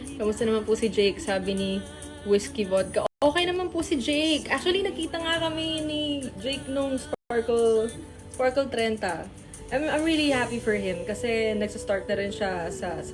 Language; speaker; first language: Filipino; native; Filipino